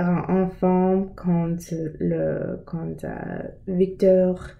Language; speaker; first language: French; non-native, learner; English